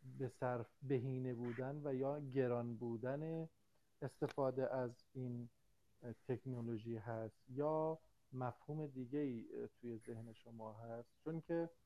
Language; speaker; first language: Persian; native; Persian